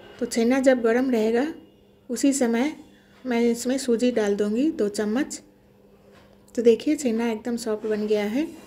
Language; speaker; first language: Hindi; non-native, local second language; Bangla